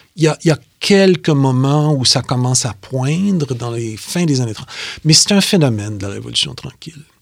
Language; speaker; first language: French; native; French